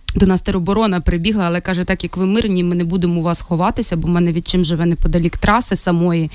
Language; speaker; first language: Ukrainian; non-native, local second language; Russian